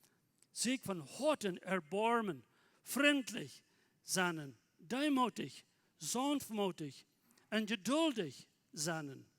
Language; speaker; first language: German; non-native, learner; Plautdietsch